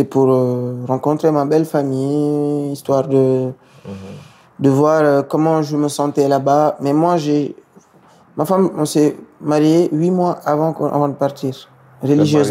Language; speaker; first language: French; non-native, local second language; Wolof